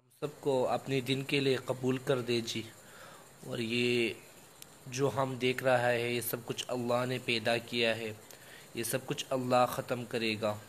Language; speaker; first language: Urdu; non-native, local second language; Pashto